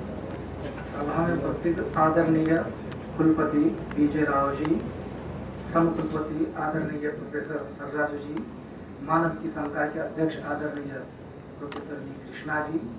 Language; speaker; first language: Hindi; native; Hindi